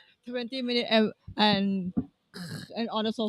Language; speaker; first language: English; non-native, learner; Thai